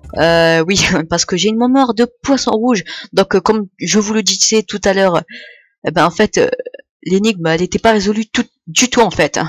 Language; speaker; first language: French; native; French